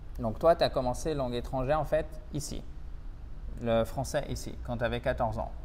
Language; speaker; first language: French; native; French